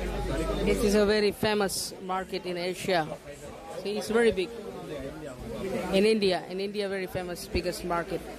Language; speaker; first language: English; non-native, learner; Hindi